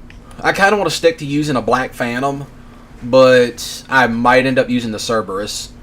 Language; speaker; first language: English; native; English